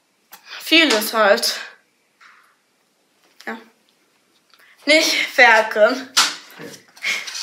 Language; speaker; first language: German; non-native, learner; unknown